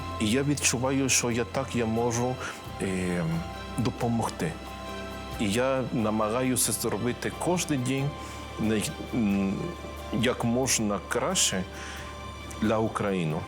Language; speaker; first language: Ukrainian; non-native, learner; Spanish